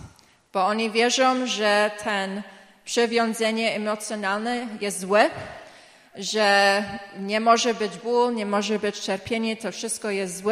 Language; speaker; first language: Polish; early bilingual, heritage; English